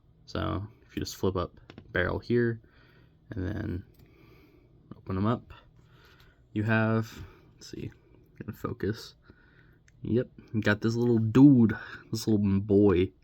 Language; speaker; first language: English; native; English